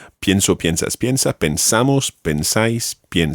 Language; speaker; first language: Spanish; non-native, fluent; English